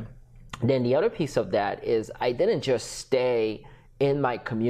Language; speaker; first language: English; non-native, fluent; Haitian Creole